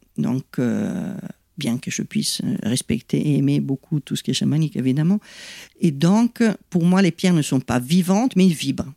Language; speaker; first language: French; non-native, fluent; Italian